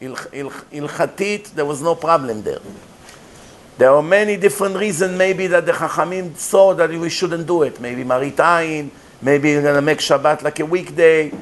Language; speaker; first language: English; non-native, fluent; Hebrew